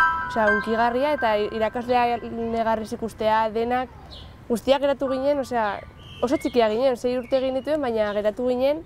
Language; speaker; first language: Basque; non-native, local second language; Spanish